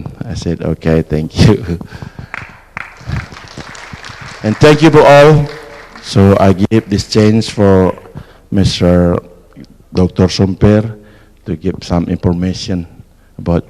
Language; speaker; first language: English; non-native, fluent; Indonesian